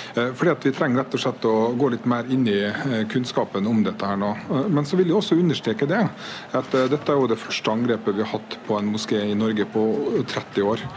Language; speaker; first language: Norwegian; native; Norwegian